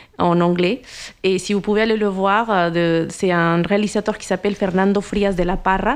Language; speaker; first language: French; non-native, fluent; Spanish